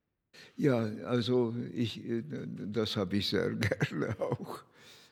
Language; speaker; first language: German; non-native, fluent; Hungarian